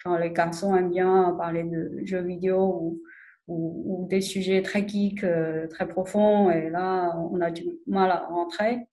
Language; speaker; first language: French; non-native, fluent; Chinese